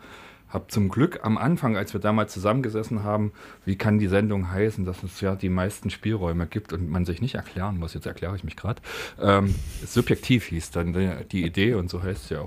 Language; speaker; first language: German; native; German